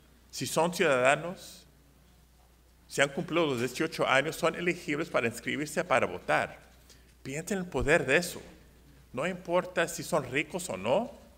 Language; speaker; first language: Spanish; early bilingual, heritage; Spanish